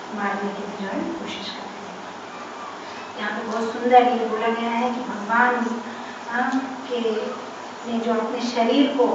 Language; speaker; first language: Hindi; non-native, local second language; Telugu